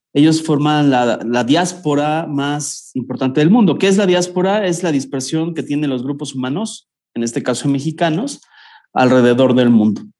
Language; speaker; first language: Spanish; native; Spanish